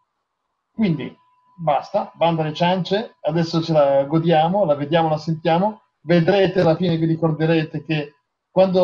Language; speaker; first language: Italian; native; Italian